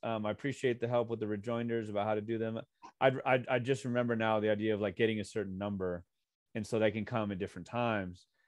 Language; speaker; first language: English; native; English